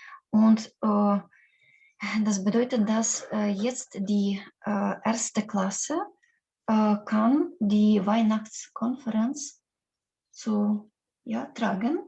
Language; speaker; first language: German; non-native, learner; Russian